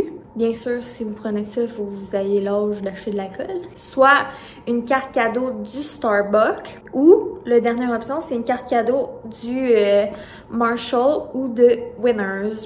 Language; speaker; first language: French; native; French